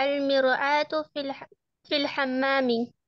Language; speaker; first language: Arabic; non-native, learner; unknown